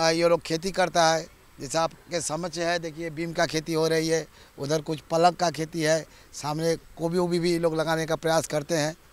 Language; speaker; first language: Hindi; native; Hindi